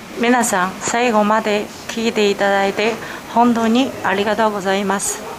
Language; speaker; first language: Japanese; non-native, learner; Chinese